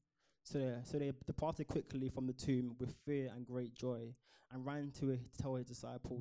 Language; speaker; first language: English; native; English